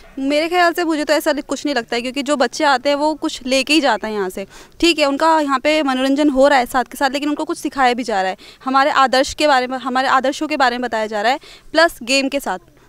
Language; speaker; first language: Hindi; non-native, local second language; Marathi